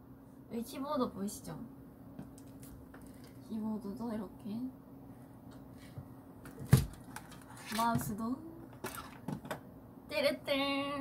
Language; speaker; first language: Korean; non-native, fluent; Japanese